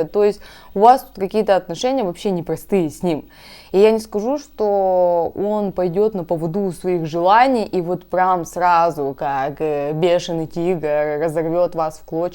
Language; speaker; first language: Russian; native; Russian